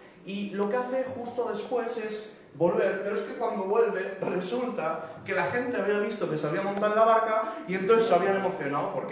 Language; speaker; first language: Spanish; native; Spanish